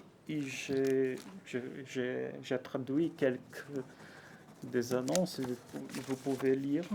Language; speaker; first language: French; non-native, fluent; Portuguese